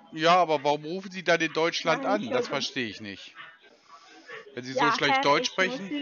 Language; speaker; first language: German; native; German